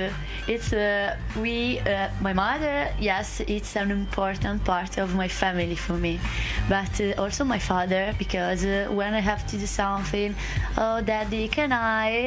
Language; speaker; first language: English; non-native, fluent; Italian